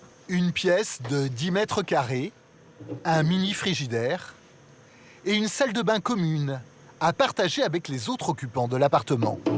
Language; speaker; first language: French; native; French